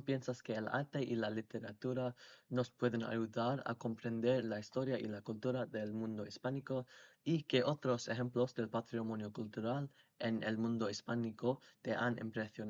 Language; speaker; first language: Spanish; non-native, learner; English